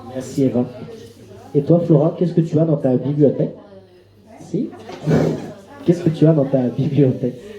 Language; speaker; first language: French; native; French